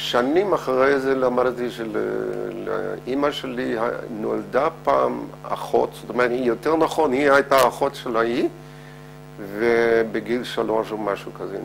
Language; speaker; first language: Hebrew; non-native, fluent; Dutch